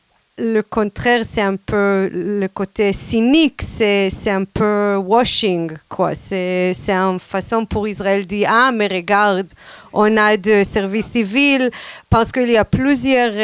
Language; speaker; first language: French; non-native, fluent; Hebrew